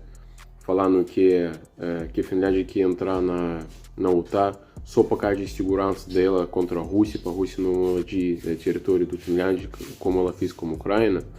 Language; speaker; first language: Portuguese; non-native, learner; Russian